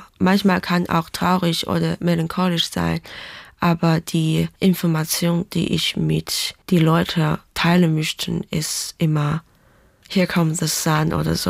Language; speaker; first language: German; non-native, fluent; Chinese